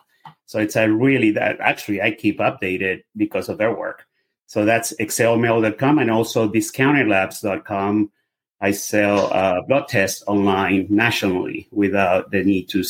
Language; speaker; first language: English; non-native, fluent; Spanish